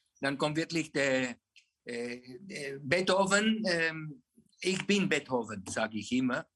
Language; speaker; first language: German; non-native, fluent; Afrikaans